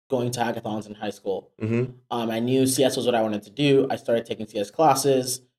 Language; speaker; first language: English; non-native, local second language; Yoruba